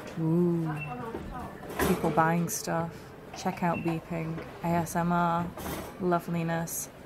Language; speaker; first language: English; native; English